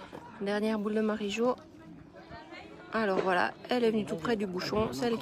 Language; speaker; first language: French; native; French